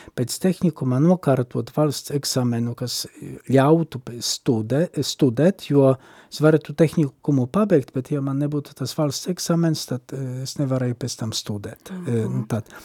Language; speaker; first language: Latvian; non-native, fluent; Polish